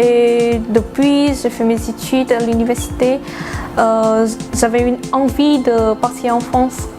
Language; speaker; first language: French; non-native, fluent; Vietnamese